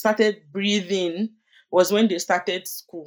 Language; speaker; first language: English; non-native, local second language; Yoruba